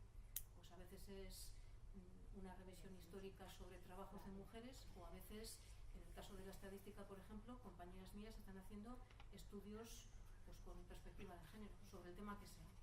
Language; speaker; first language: Spanish; native; Spanish